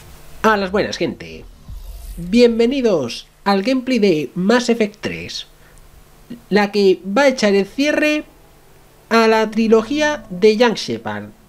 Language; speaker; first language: Spanish; native; Spanish